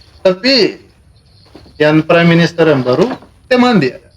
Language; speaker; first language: Indonesian; non-native, learner; Malagasy